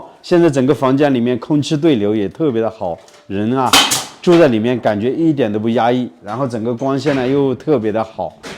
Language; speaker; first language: Chinese; native; Chinese